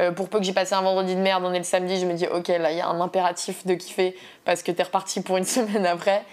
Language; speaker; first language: French; native; French